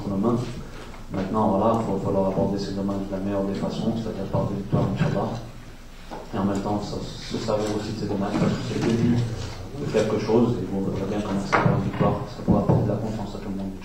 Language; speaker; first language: French; native; French